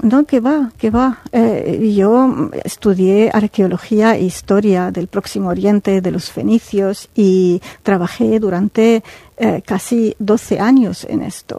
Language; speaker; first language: Spanish; non-native, fluent; Arabic